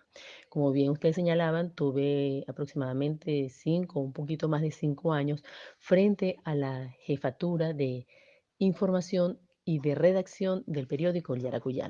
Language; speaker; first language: Spanish; native; Spanish